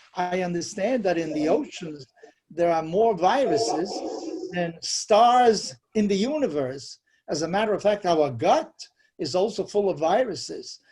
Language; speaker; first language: English; non-native, fluent; Spanish